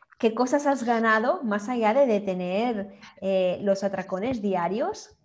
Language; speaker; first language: Spanish; native; Spanish